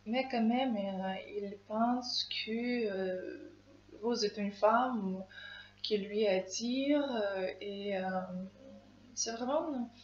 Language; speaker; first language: French; non-native, learner; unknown